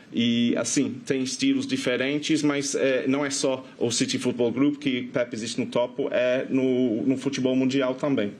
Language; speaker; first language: Portuguese; non-native, fluent; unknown